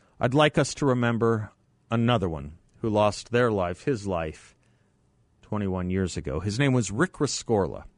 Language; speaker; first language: English; native; English